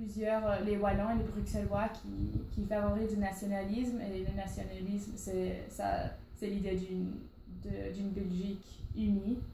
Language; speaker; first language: French; non-native, learner; English